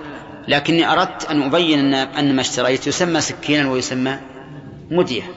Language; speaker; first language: Arabic; native; Arabic